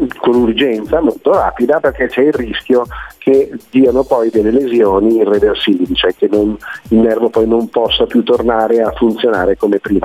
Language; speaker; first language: Italian; native; Italian